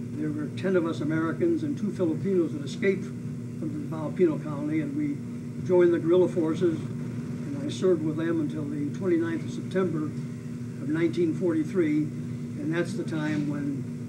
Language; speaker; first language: English; native; English